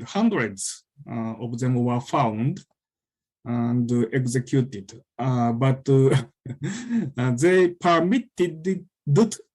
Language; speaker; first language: English; non-native, fluent; Japanese